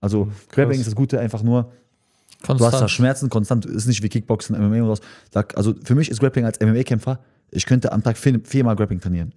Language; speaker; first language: German; early bilingual, other home language; Chechen